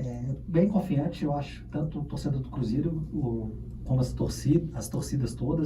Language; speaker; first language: Portuguese; native; Portuguese